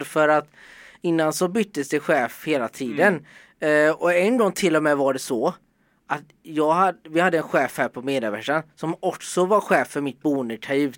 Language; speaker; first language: Swedish; native; Swedish